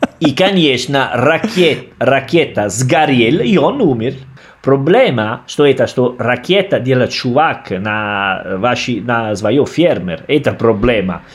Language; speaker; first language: Russian; non-native, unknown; Italian